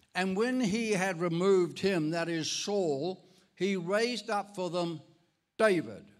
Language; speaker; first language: English; native; English